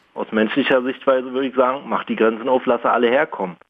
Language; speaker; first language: German; native; German